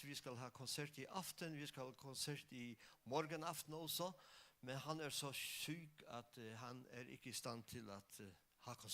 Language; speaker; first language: Danish; non-native, local second language; Faroese